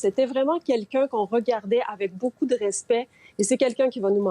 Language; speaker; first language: French; native; French